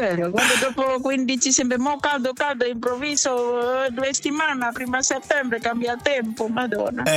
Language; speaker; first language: Italian; non-native, learner; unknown